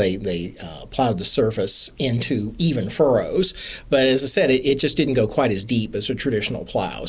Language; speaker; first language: English; native; English